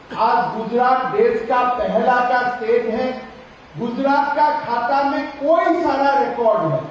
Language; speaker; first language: Hindi; non-native, local second language; Assamese